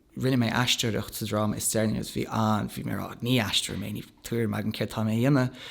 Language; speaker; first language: Irish; non-native, local second language; English